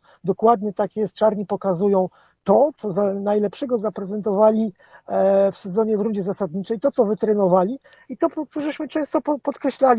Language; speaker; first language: Polish; native; Polish